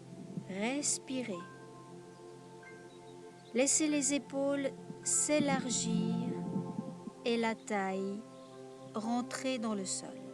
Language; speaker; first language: French; native; French